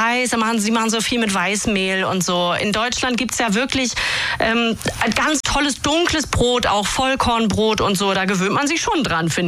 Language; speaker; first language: German; native; German